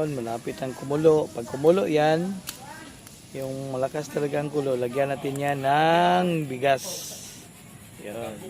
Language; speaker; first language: Filipino; non-native, local second language; Cebuano